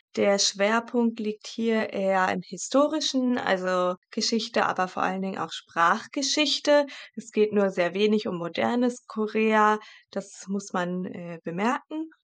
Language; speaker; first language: German; native; German